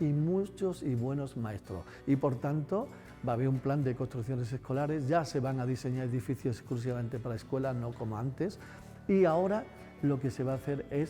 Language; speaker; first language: Spanish; native; Spanish